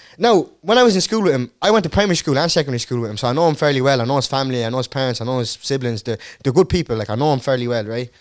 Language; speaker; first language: English; early bilingual, other home language; Dutch